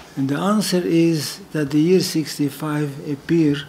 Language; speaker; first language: English; non-native, fluent; Hebrew